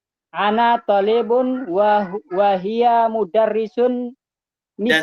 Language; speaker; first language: Arabic; non-native, learner; Indonesian